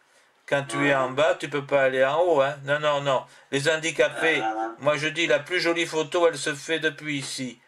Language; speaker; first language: French; native; French